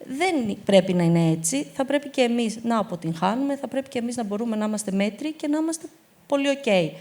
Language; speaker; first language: Greek; early bilingual, other home language; Albanian